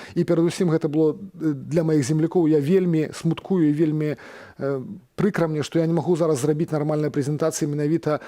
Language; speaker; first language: Belarusian; native; Belarusian